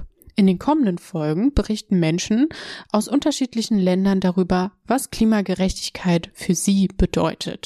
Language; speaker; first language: German; native; German